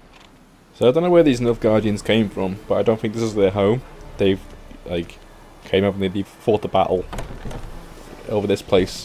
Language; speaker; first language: English; native; English